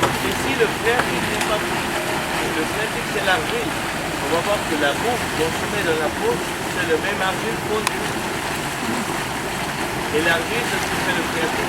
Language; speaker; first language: French; non-native, learner; Spanish